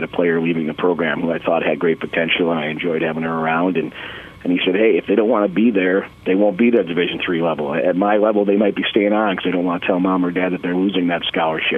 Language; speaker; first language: English; native; English